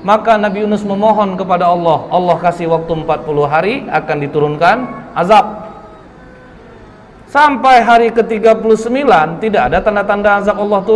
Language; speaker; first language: Indonesian; native; Indonesian